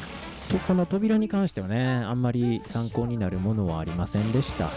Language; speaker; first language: Japanese; native; Japanese